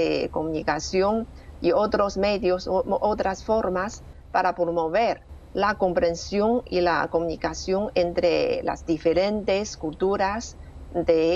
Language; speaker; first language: Spanish; non-native, fluent; Chinese